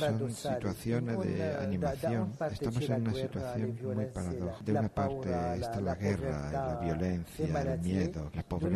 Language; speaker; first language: Spanish; non-native, fluent; Arabic